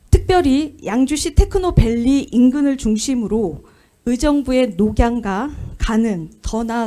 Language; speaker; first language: Korean; native; Korean